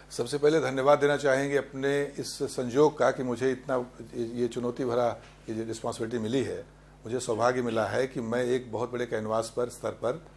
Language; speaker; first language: Hindi; native; Hindi